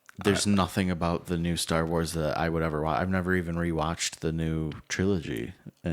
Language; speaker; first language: English; native; English